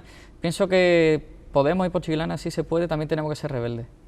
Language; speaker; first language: Spanish; native; Spanish